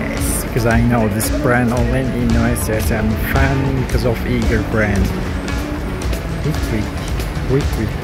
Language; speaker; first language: English; non-native, learner; Turkish